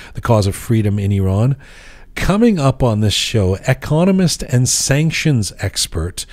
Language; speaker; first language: English; native; English